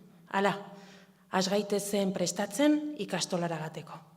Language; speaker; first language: Basque; native; Basque